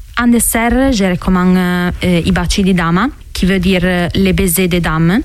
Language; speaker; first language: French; non-native, fluent; Italian